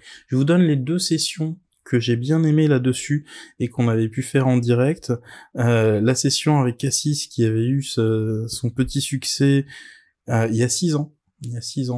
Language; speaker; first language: French; native; French